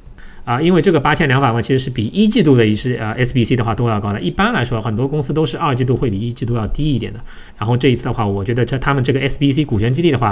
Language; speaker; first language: Chinese; native; Chinese